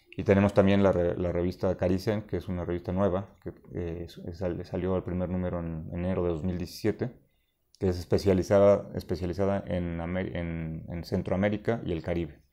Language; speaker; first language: Spanish; native; Spanish